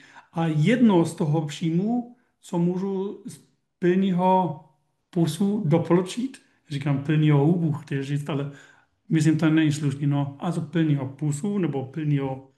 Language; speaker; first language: Czech; non-native, learner; German